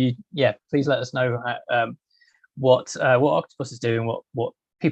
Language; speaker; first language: English; native; English